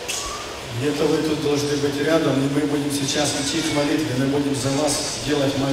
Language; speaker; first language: Russian; native; Russian